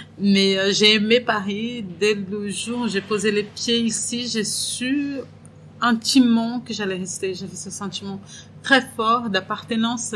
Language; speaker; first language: French; non-native, fluent; Portuguese